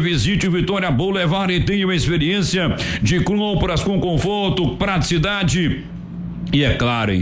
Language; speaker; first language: Portuguese; native; Portuguese